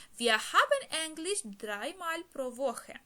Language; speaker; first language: German; non-native, fluent; Ukrainian